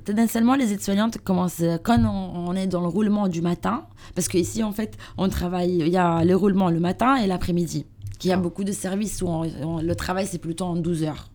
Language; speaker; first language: French; non-native, learner; Italian